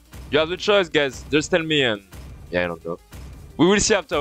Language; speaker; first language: English; non-native, fluent; French